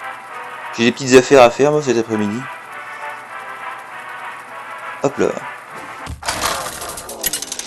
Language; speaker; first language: French; native; French